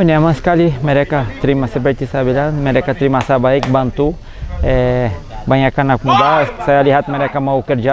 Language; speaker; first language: Indonesian; non-native, fluent; Portuguese